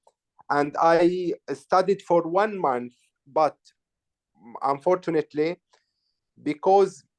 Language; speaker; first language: English; non-native, learner; Arabic